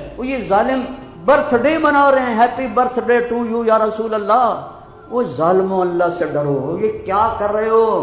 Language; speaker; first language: Urdu; non-native, local second language; Punjabi